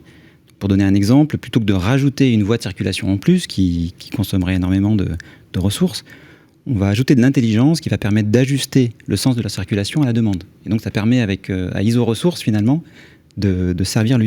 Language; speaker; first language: French; native; French